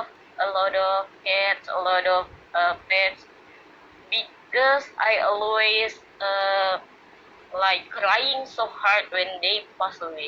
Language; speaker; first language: English; non-native, learner; Indonesian